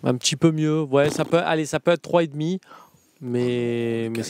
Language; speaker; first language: French; native; French